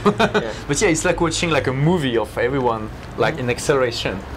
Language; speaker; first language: English; non-native, fluent; French